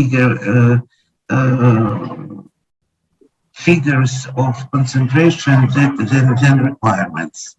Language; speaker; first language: English; non-native, learner; Ukrainian